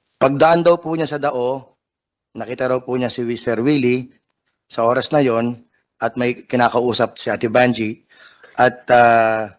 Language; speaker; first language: Filipino; native; Filipino